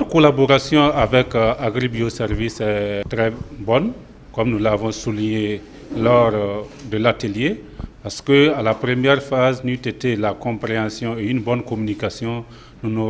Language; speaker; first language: French; non-native, local second language; Mossi